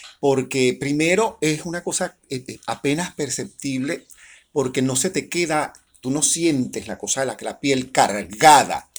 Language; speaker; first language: Spanish; native; Spanish